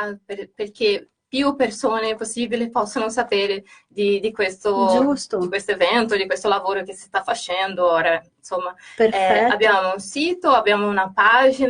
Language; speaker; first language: Italian; non-native, fluent; Portuguese